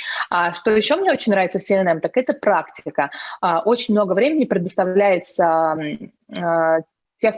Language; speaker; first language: Russian; native; Russian